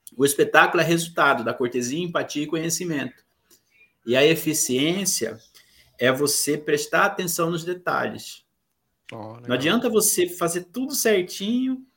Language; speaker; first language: Portuguese; native; Portuguese